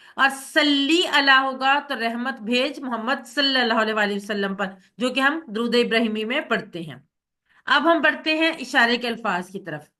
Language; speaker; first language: Urdu; native; Urdu